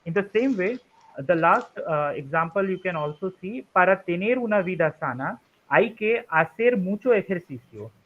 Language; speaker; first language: Spanish; non-native, fluent; Hindi